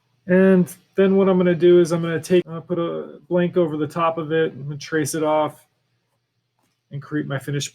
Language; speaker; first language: English; native; English